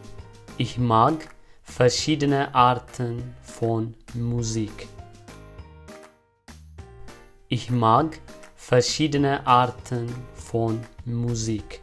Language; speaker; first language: German; non-native, fluent; Amharic